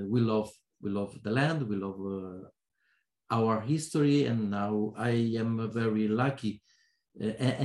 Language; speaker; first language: English; non-native, learner; Italian